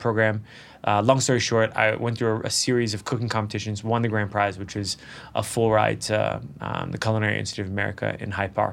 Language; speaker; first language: English; native; English